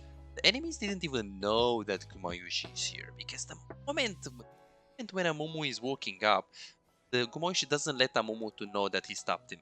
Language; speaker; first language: English; non-native, fluent; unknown